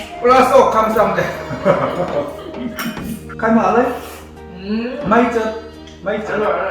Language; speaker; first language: Thai; non-native, learner; Korean